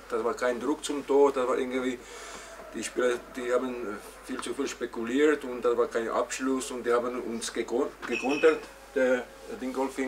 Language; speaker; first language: German; non-native, fluent; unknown